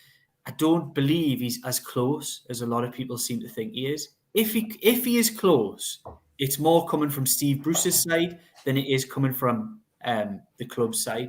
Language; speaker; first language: English; native; English